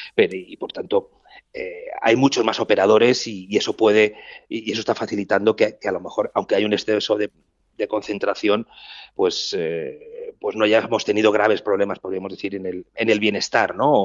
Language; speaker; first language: Spanish; native; Spanish